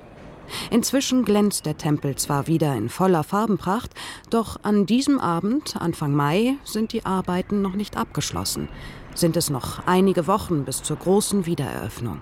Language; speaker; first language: German; native; German